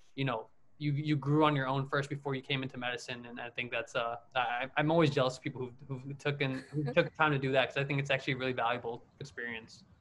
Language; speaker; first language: English; native; English